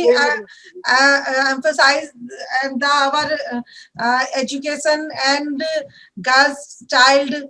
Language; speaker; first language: English; non-native, learner; Hindi